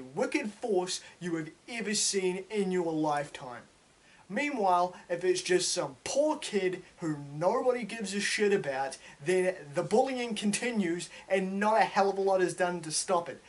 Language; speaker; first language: English; native; English